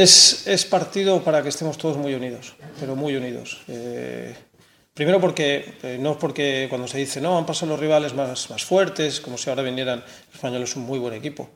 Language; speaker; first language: Spanish; native; Spanish